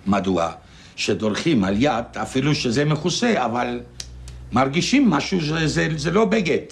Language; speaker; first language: Hebrew; non-native, fluent; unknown